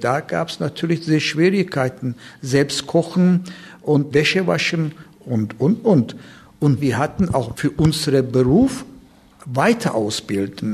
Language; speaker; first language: German; non-native, learner; Turkish